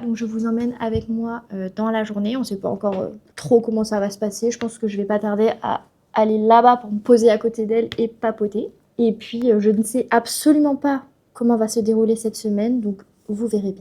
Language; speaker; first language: French; native; French